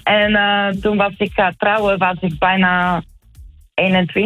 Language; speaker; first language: Dutch; non-native, learner; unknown